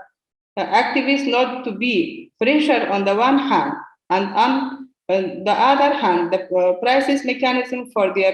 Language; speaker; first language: English; non-native, learner; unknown